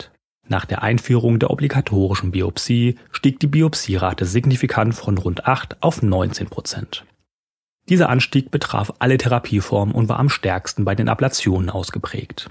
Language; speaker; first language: German; native; German